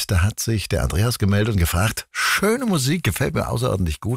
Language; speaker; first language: German; native; German